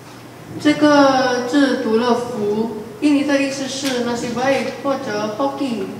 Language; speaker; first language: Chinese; non-native, learner; Indonesian